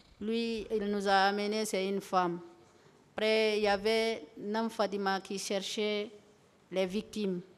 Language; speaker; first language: French; non-native, local second language; Fula